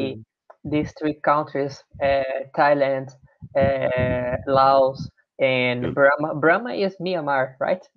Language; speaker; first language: English; non-native, learner; Portuguese